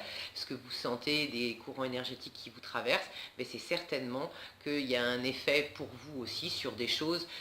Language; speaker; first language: French; native; French